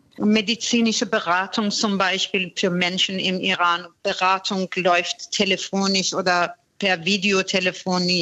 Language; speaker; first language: German; non-native, fluent; Persian